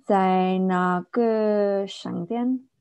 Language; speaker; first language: Chinese; non-native, learner; English